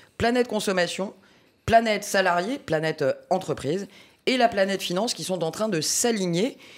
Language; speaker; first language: French; native; French